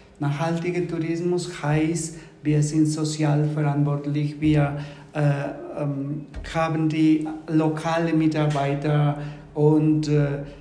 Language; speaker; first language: German; non-native, fluent; Spanish